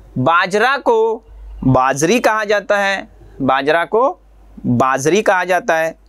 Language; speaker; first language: Hindi; non-native, local second language; Marathi